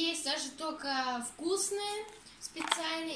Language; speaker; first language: Russian; early bilingual, heritage; German